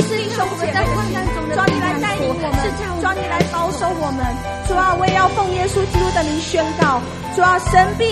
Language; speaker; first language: Chinese; native; Chinese